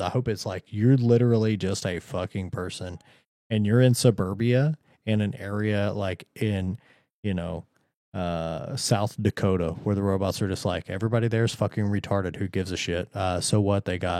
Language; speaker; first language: English; native; English